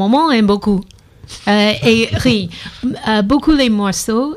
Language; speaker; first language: French; non-native, learner; English